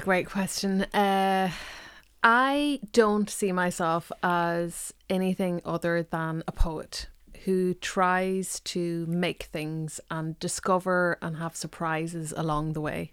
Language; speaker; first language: English; non-native, local second language; Irish